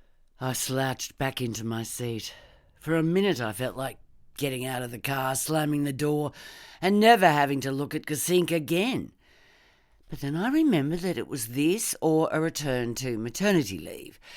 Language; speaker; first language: English; native; English